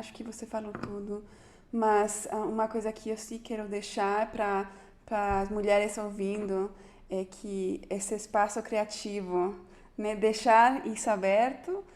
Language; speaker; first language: Portuguese; non-native, fluent; Spanish